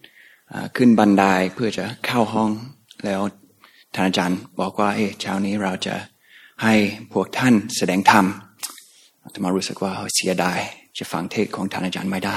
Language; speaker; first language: Thai; non-native, fluent; English